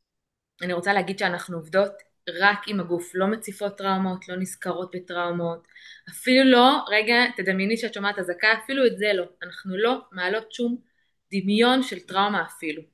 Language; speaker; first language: Hebrew; native; Hebrew